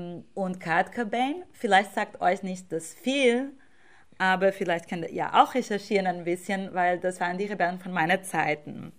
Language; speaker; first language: German; non-native, fluent; Portuguese